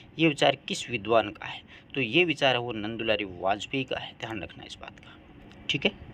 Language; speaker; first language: Hindi; native; Hindi